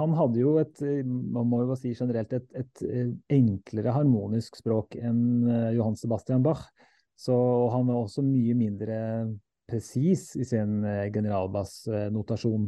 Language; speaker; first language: Norwegian; native; Norwegian